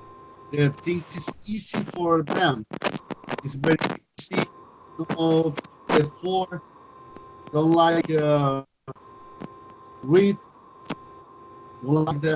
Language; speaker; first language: English; non-native, learner; Spanish